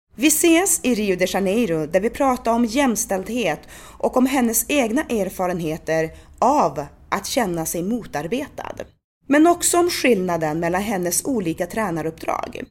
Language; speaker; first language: Swedish; native; Swedish